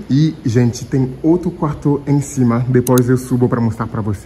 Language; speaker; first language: Portuguese; non-native, fluent; French